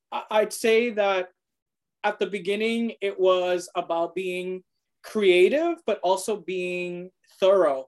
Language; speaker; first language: English; early bilingual, other home language; Spanish